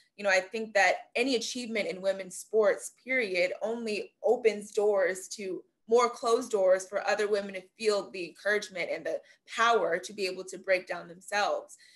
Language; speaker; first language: English; native; English